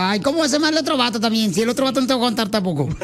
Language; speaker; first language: Spanish; native; Spanish